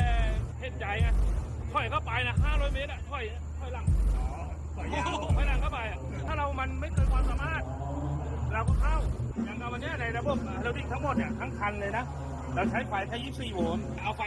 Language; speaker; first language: Thai; native; Thai